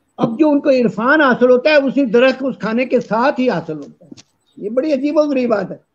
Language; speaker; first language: Urdu; non-native, local second language; Punjabi